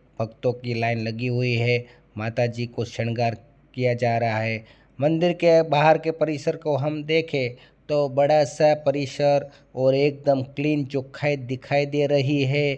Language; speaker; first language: Hindi; non-native, local second language; Gujarati